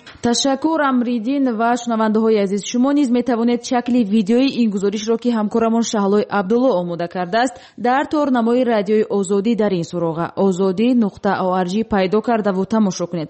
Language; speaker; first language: Tajik; native; Tajik